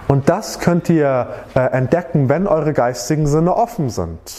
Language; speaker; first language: German; native; German